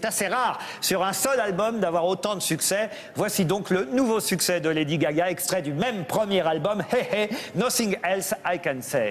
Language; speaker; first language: French; native; French